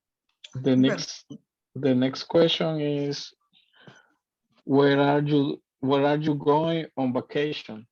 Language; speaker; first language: English; non-native, learner; Spanish